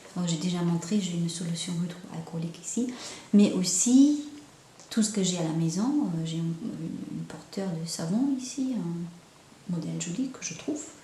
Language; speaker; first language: French; non-native, fluent; German